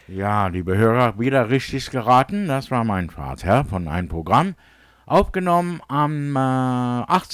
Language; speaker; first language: German; early bilingual, heritage; English